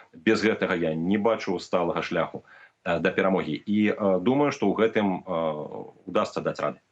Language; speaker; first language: Belarusian; native; Belarusian